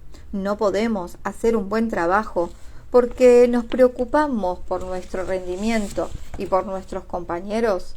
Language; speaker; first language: Spanish; native; Spanish